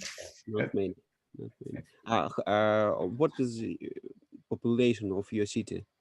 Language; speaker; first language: English; non-native, learner; Russian